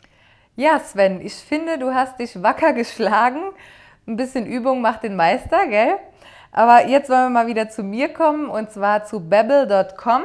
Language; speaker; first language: German; native; German